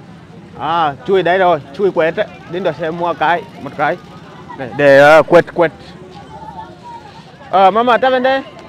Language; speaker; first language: Vietnamese; non-native, learner; Portuguese